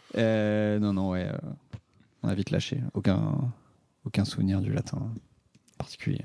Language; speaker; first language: French; native; French